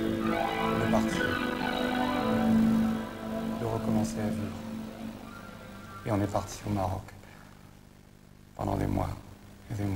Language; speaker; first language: French; native; French